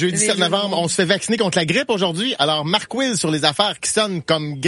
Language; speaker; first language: French; native; French